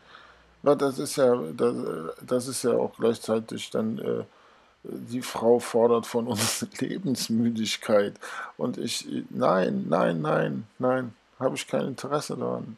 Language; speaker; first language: German; native; German